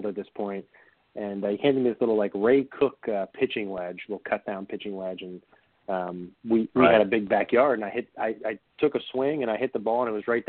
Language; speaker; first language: English; native; English